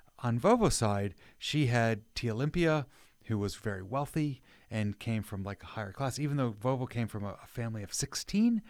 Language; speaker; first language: English; native; English